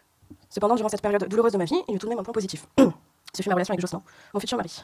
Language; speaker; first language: French; native; French